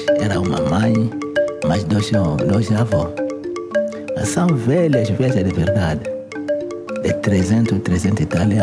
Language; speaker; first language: Portuguese; non-native, local second language; Kongo